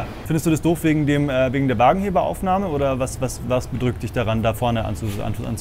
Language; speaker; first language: German; native; German